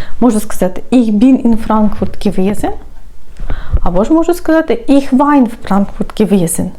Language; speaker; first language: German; non-native, fluent; Ukrainian